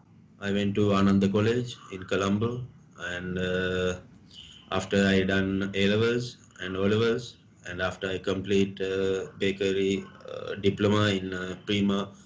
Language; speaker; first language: English; non-native, local second language; Sinhala